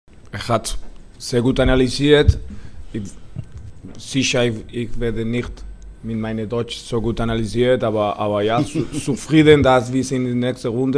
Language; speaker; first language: German; non-native, learner; Spanish